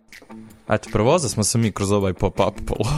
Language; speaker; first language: Serbian; native; Serbian